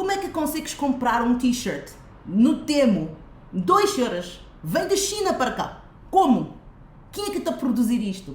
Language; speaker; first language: Portuguese; non-native, fluent; Chinese